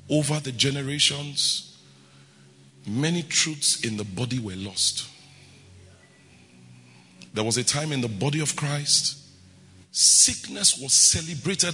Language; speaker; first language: English; non-native, local second language; Bini